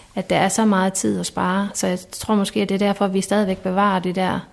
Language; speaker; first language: Danish; native; Danish